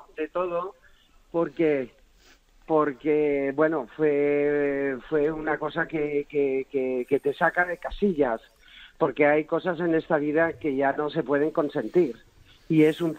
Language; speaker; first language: Spanish; native; Spanish